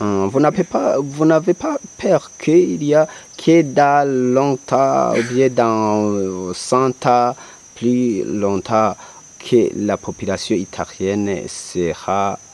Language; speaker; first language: French; non-native, local second language; Rundi